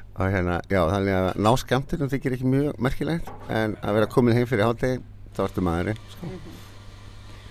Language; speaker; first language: Icelandic; native; Icelandic